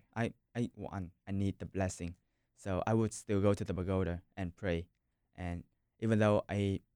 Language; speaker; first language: English; non-native, fluent; Vietnamese